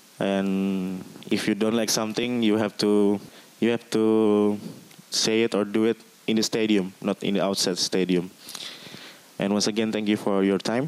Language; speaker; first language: English; non-native, learner; Indonesian